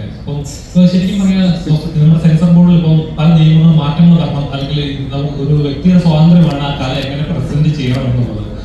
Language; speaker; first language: Malayalam; native; Malayalam